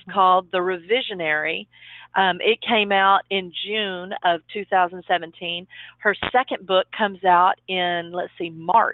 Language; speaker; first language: English; native; English